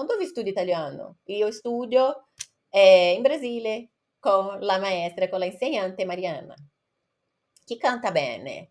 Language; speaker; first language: Italian; non-native, fluent; Portuguese